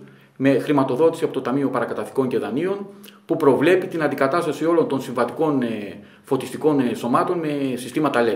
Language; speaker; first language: Greek; native; Greek